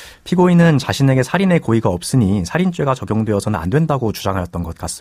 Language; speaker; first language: Korean; native; Korean